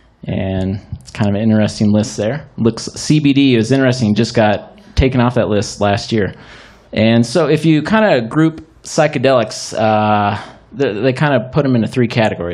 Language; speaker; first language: English; native; English